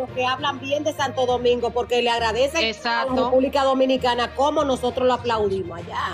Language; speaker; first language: Spanish; native; Spanish